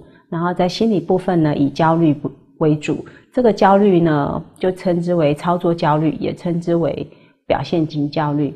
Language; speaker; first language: Chinese; native; Chinese